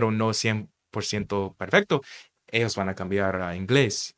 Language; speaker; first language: Spanish; non-native, fluent; English